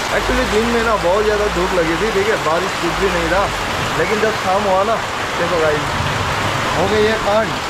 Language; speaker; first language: Hindi; non-native, local second language; Nepali